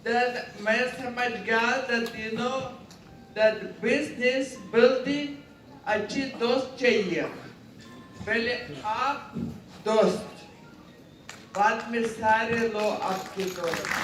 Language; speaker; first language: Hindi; non-native, learner; Ukrainian